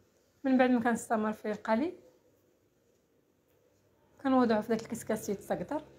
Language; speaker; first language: Arabic; native; Arabic